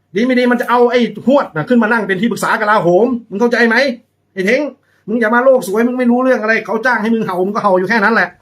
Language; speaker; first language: Thai; native; Thai